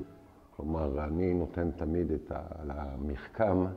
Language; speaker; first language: Hebrew; non-native, fluent; French